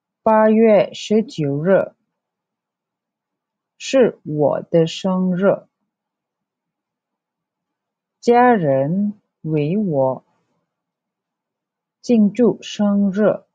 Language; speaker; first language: Chinese; non-native, local second language; Malay